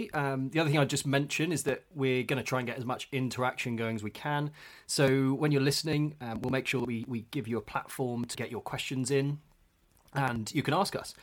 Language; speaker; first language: English; native; English